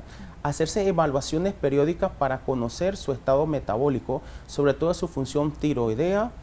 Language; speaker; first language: Spanish; native; Spanish